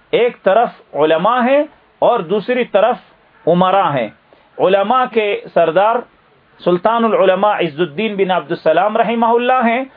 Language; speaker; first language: Urdu; native; Urdu